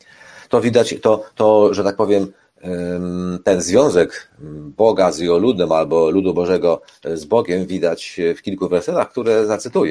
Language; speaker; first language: Polish; native; Polish